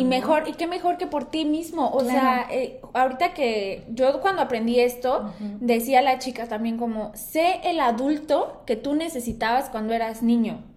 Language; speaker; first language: Spanish; native; Spanish